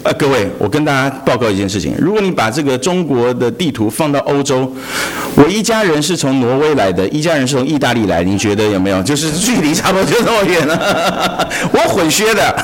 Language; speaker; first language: Chinese; native; Chinese